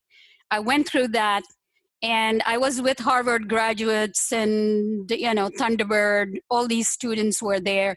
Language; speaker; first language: English; non-native, local second language; Tamil